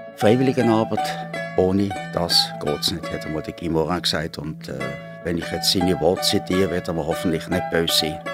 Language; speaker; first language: German; native; German